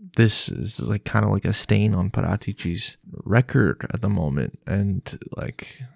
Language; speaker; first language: English; native; English